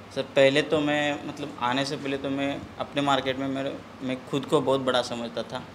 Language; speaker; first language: Hindi; non-native, local second language; Marathi